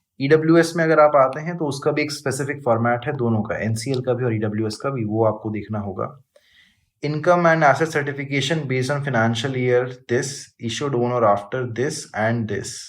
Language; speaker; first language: Hindi; native; Hindi